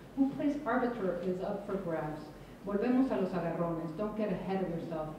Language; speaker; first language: English; non-native, fluent; Spanish